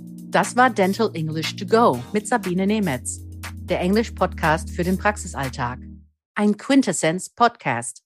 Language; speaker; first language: German; native; German